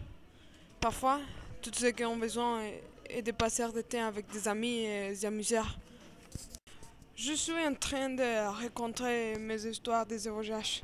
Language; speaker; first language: French; non-native, learner; Spanish